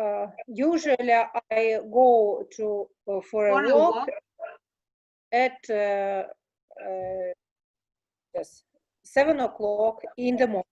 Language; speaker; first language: English; non-native, learner; Russian